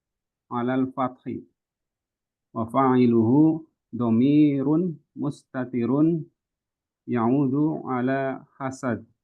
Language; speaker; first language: Arabic; non-native, learner; Indonesian